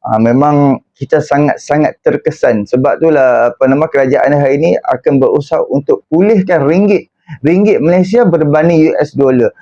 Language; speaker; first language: Malay; native; Malay